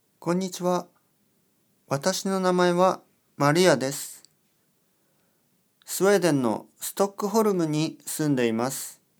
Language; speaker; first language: Japanese; non-native, learner; Swedish